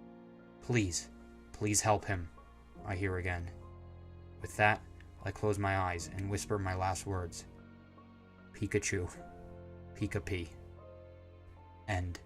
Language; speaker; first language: English; native; English